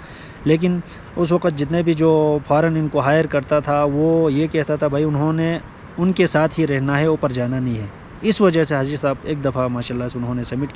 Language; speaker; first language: Hindi; non-native, local second language; Balti